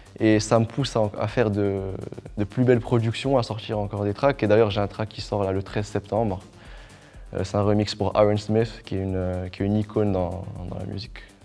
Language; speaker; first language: French; non-native, local second language; Arabic